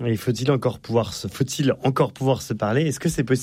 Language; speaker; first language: French; native; French